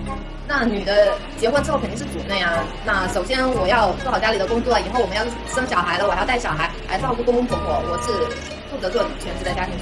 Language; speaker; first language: Chinese; native; Chinese